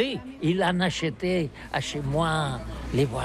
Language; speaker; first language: French; non-native, learner; Catalan